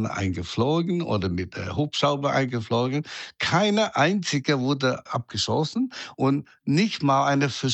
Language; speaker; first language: German; non-native, fluent; Chinese